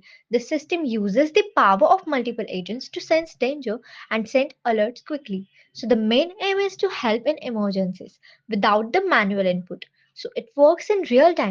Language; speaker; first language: English; non-native, learner; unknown